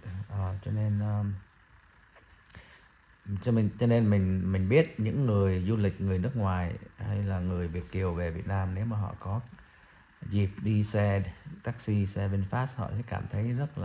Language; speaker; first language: Vietnamese; early bilingual, heritage; Vietnamese